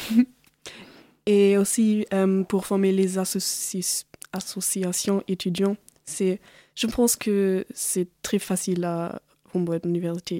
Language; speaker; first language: French; non-native, learner; German